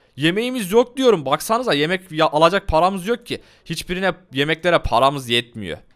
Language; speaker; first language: Turkish; native; Turkish